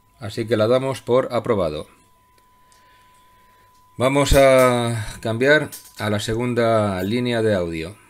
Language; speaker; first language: Spanish; native; Spanish